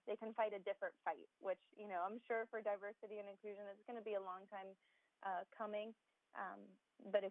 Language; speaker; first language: English; native; English